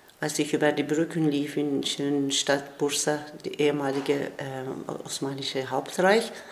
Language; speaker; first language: German; non-native, fluent; Turkish